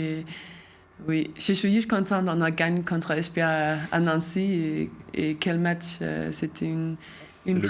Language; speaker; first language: French; non-native, learner; Danish